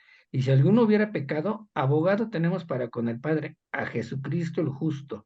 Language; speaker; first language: Spanish; native; Spanish